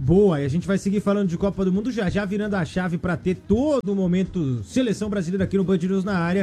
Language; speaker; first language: Portuguese; native; Portuguese